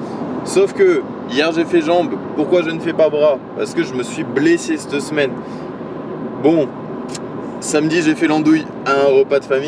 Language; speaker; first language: French; native; French